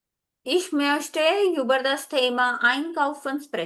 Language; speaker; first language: German; non-native, fluent; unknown